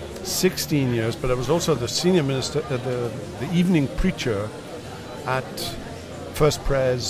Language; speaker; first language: English; native; English